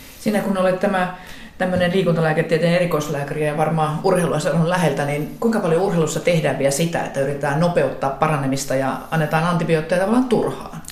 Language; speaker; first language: Finnish; native; Finnish